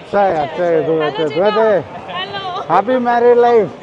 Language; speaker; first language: Hindi; non-native, local second language; Malayalam